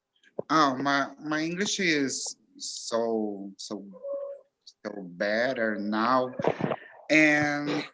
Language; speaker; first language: English; non-native, learner; Portuguese